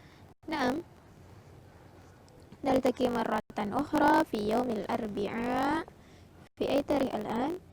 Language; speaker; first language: Arabic; non-native, fluent; Indonesian